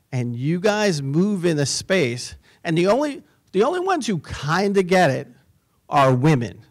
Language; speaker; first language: English; native; English